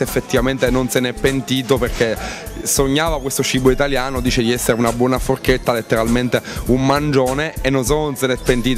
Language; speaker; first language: Italian; native; Italian